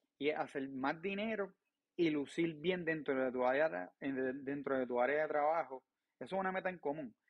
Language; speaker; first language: Spanish; native; Spanish